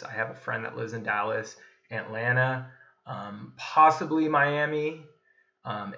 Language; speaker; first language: English; native; English